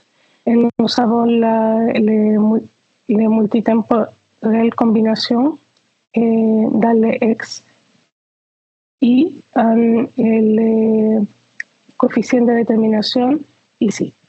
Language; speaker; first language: French; non-native, fluent; Spanish